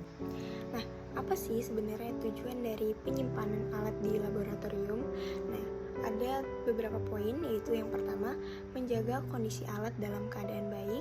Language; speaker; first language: Malay; native; Malay